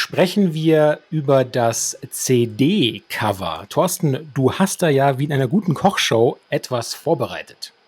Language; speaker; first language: German; native; German